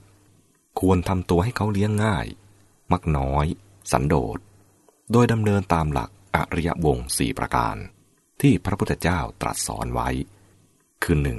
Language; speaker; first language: Thai; native; Thai